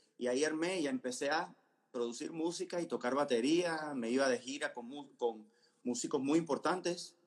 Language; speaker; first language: Spanish; early bilingual, heritage; Spanish